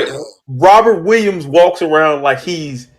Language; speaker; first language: English; native; English